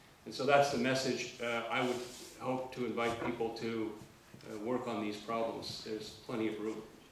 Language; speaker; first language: English; native; English